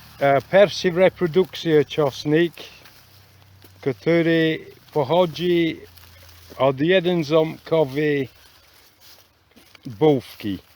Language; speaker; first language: Polish; non-native, learner; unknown